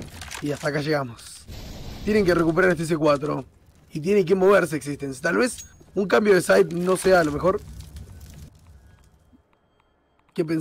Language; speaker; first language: Spanish; native; Spanish